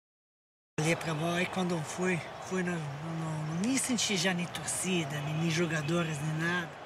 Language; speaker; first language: Portuguese; non-native, fluent; Serbian